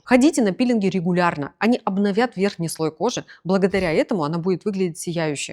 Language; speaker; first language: Russian; native; Russian